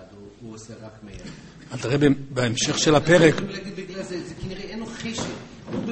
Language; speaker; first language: Hebrew; non-native, fluent; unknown